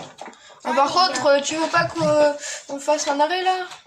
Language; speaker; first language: French; native; French